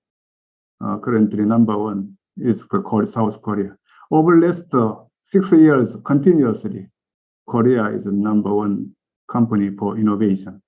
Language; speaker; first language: English; non-native, learner; Korean